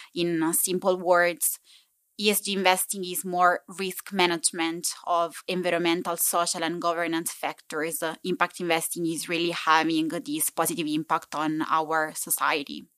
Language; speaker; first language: English; non-native, fluent; Italian